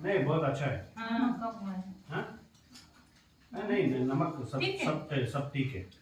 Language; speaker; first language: Hindi; non-native, local second language; Kannada